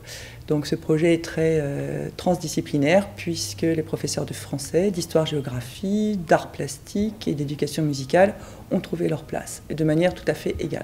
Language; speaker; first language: French; native; French